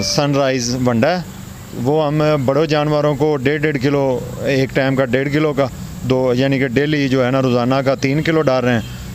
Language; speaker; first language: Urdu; non-native, local second language; Punjabi